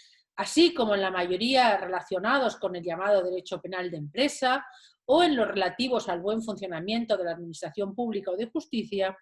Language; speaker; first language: Spanish; native; Spanish